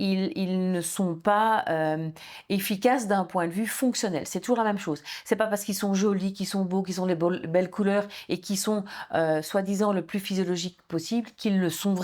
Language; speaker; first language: French; native; French